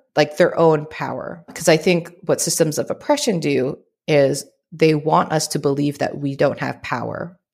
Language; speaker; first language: English; early bilingual, other home language; Filipino